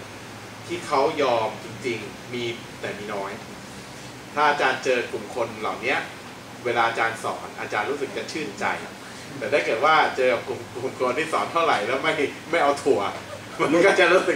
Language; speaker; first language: Thai; native; Thai